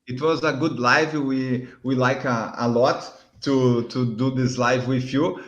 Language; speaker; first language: English; non-native, learner; Portuguese